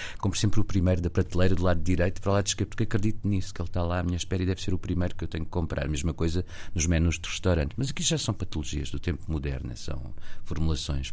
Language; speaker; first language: Portuguese; native; Portuguese